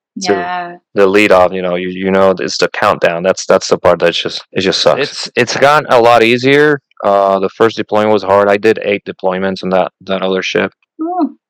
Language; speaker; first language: English; non-native, fluent; Spanish